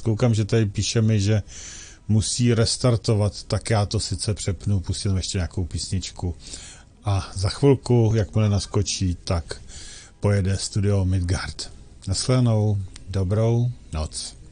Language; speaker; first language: Czech; native; Czech